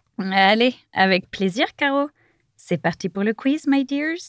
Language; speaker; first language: French; native; French